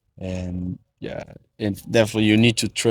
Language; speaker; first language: English; non-native, fluent; Portuguese